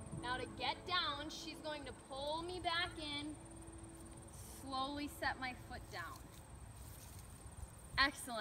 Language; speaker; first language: English; native; English